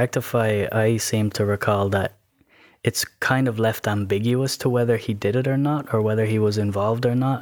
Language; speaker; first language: English; native; English